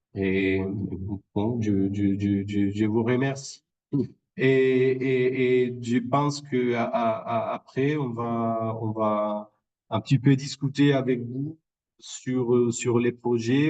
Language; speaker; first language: French; non-native, fluent; Spanish